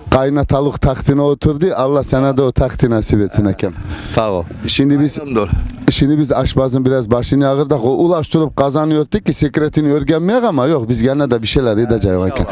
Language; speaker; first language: Turkish; early bilingual, heritage; Turkish